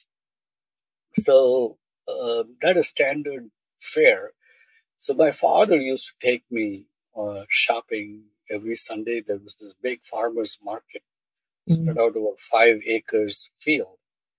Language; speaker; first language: English; non-native, local second language; Tamil